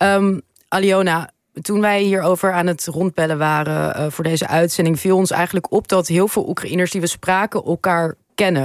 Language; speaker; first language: Dutch; native; Dutch